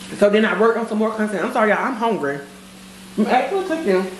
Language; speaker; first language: English; native; English